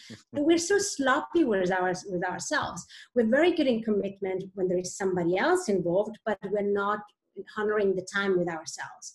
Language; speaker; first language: English; non-native, fluent; Italian